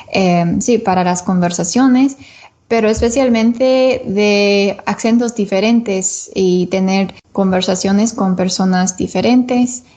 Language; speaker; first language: Spanish; non-native, learner; English